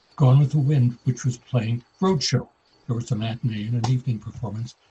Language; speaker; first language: English; native; English